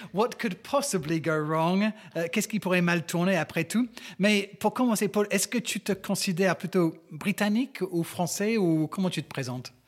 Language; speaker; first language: French; non-native, fluent; English